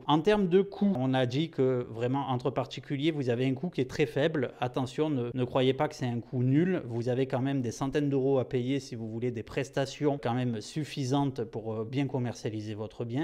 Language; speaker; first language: French; native; French